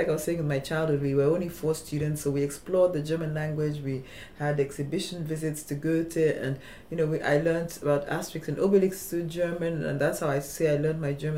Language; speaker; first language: English; non-native, local second language; Luo (Kenya and Tanzania)